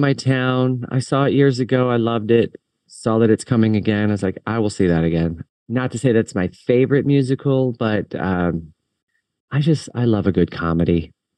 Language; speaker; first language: English; native; English